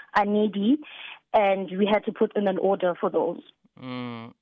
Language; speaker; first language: English; non-native, local second language; Southern Sotho